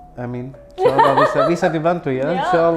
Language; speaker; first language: Indonesian; non-native, learner; Arabic